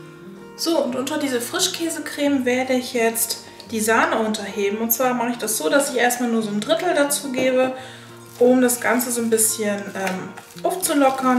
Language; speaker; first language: German; native; German